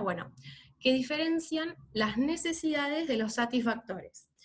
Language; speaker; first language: Spanish; native; Spanish